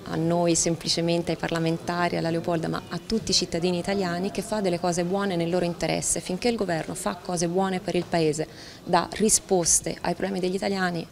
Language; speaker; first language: Italian; native; Italian